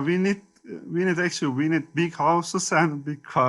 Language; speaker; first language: English; non-native, learner; Turkish